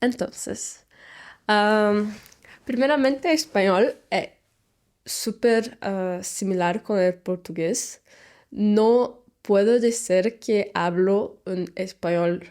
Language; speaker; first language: Spanish; non-native, learner; Portuguese